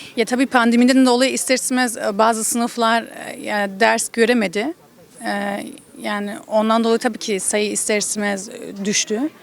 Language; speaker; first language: Turkish; early bilingual, heritage; Turkish